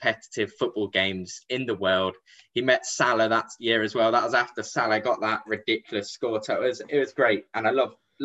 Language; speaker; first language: English; native; English